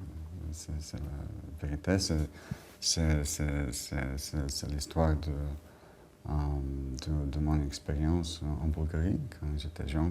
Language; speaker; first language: French; non-native, fluent; Bulgarian